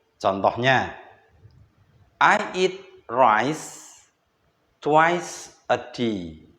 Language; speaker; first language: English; non-native, fluent; Indonesian